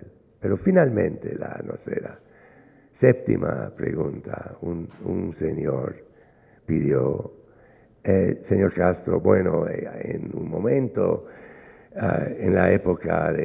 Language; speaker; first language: Spanish; non-native, fluent; English